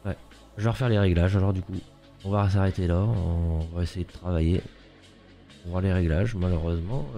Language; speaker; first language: French; native; French